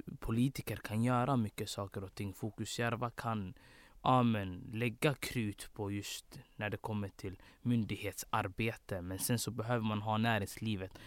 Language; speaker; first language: Swedish; early bilingual, other home language; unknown